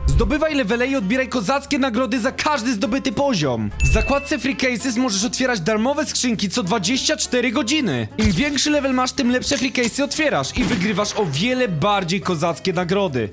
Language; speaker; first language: Polish; native; Polish